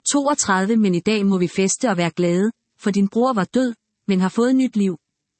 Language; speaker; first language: Danish; native; Danish